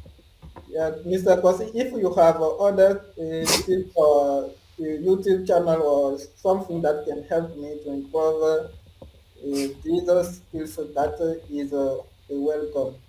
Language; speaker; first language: English; non-native, learner; French